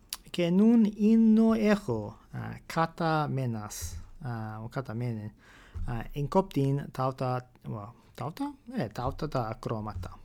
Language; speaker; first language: Greek; non-native, fluent; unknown